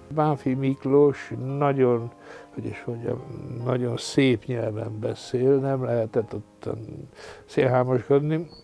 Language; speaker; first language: Hungarian; non-native, local second language; Romanian